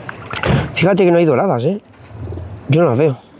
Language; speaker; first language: Spanish; native; Spanish